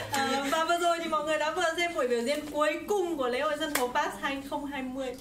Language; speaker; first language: Vietnamese; native; Vietnamese